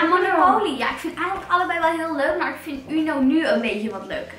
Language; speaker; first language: Dutch; native; Dutch